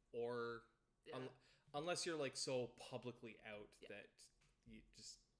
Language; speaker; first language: English; native; English